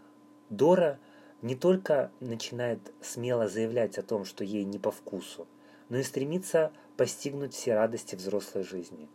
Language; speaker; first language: Russian; native; Russian